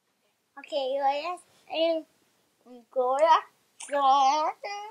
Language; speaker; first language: Spanish; early bilingual, heritage; Spanish